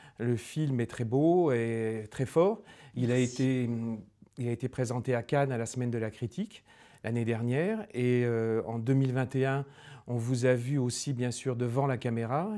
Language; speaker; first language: French; native; French